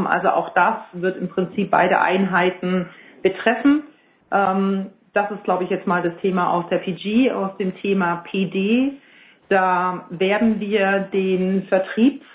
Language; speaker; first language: German; native; German